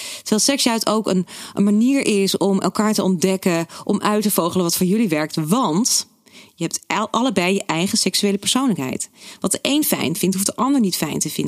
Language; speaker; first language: Dutch; native; Dutch